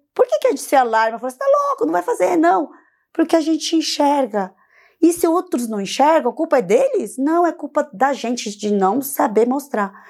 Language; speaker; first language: Portuguese; early bilingual, other home language; Korean